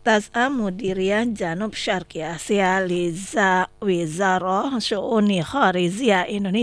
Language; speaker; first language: Arabic; non-native, fluent; Indonesian